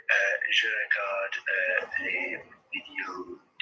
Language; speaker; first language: French; non-native, learner; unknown